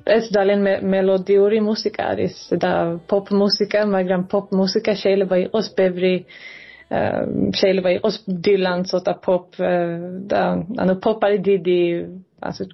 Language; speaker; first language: Georgian; early bilingual, heritage; Georgian